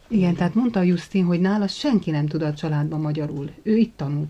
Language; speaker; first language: Hungarian; native; Hungarian